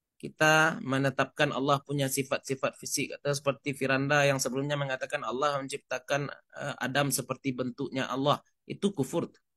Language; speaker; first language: Indonesian; non-native, local second language; Minangkabau